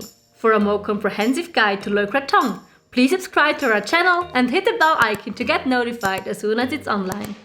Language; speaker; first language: English; non-native, fluent; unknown